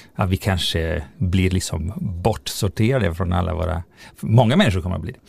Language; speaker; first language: Swedish; non-native, fluent; Italian